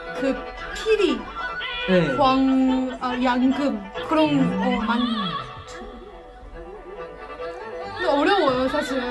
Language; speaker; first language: Korean; non-native, learner; Chinese